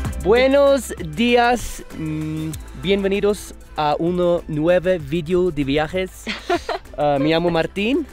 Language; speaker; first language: Spanish; non-native, learner; Norwegian